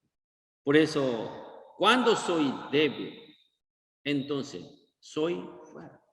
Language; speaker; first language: Spanish; non-native, learner; Korean